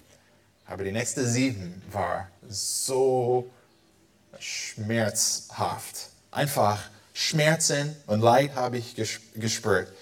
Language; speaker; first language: German; non-native, fluent; English